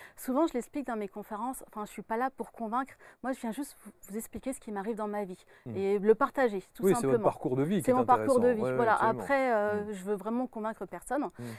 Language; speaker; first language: French; native; French